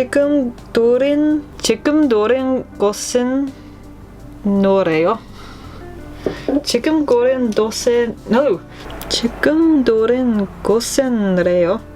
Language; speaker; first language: Korean; non-native, learner; English